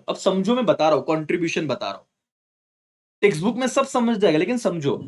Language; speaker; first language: Hindi; non-native, local second language; Marathi